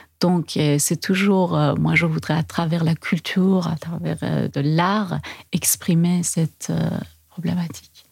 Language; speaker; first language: French; non-native, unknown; Persian